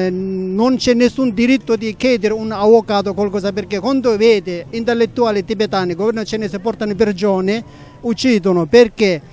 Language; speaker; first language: Italian; non-native, learner; Tibetan